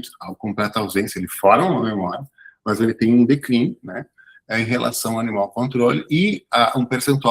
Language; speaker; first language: Portuguese; native; Portuguese